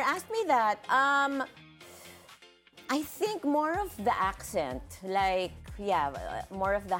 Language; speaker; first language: English; non-native, local second language; Filipino